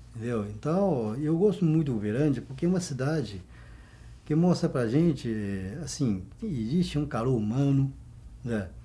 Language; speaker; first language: Portuguese; non-native, fluent; Chinese